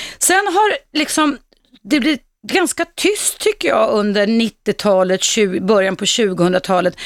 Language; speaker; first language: Swedish; native; Swedish